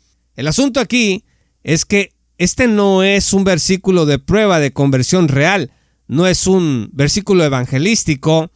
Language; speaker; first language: Spanish; native; Spanish